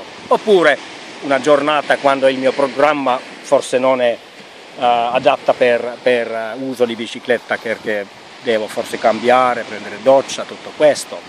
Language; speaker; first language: Italian; non-native, fluent; Finnish